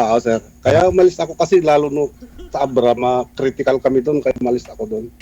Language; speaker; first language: Filipino; non-native, local second language; Iloko